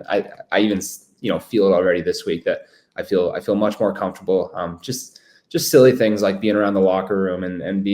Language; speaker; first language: English; native; English